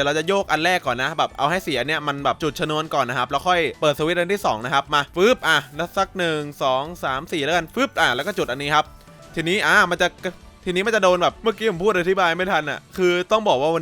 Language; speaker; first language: Thai; native; Thai